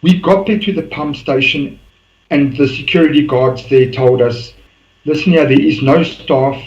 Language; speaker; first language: English; non-native, local second language; Afrikaans